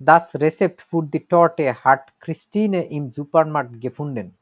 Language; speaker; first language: German; non-native, learner; Bangla